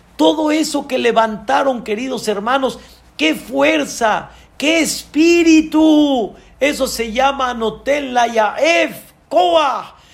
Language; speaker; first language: Spanish; early bilingual, other home language; Arabic